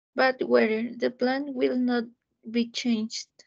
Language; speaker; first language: English; non-native, learner; Spanish